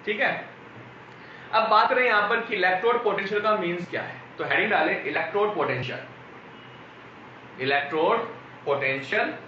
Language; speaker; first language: Hindi; native; Hindi